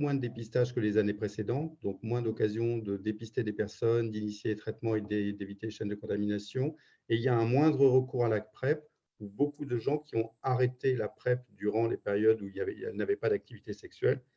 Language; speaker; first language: French; native; French